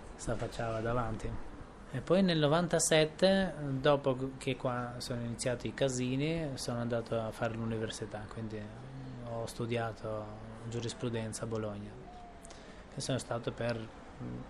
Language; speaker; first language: Italian; non-native, fluent; Albanian